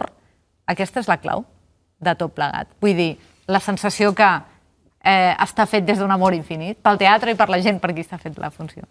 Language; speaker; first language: Catalan; native; Catalan